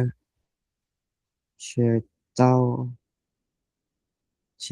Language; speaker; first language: Chinese; non-native, learner; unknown